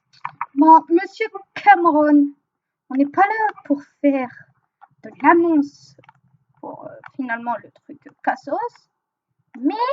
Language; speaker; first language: French; native; French